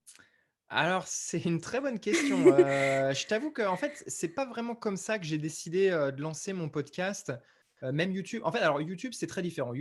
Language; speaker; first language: French; native; French